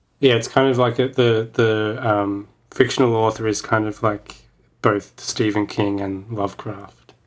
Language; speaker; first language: English; native; English